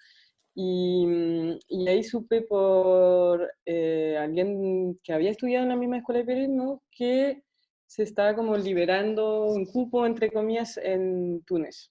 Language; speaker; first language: Spanish; non-native, fluent; French